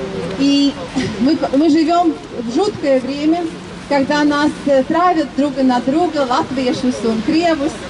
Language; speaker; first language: Russian; non-native, local second language; Latvian